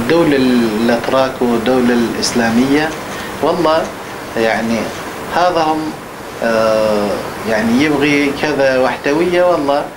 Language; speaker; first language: Arabic; non-native, learner; Turkish